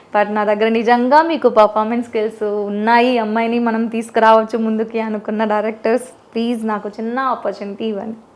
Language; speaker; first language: Telugu; native; Telugu